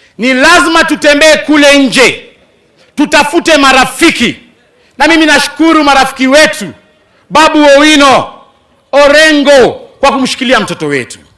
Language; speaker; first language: Swahili; non-native, local second language; Luyia